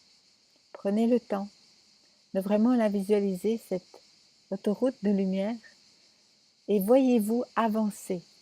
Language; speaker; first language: French; native; French